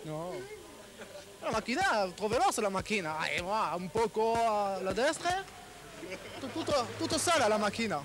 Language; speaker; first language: Italian; non-native, learner; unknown